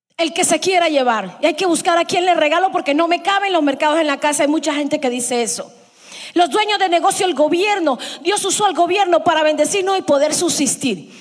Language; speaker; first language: Spanish; early bilingual, heritage; Spanish